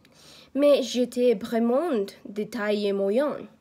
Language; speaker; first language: French; non-native, learner; Spanish